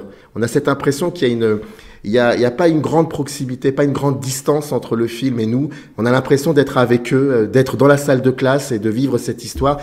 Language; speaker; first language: French; native; French